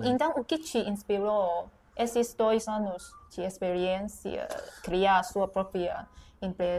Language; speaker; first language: Portuguese; non-native, fluent; Chinese